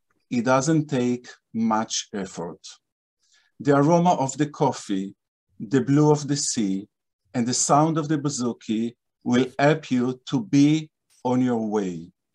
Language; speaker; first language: English; non-native, fluent; Hebrew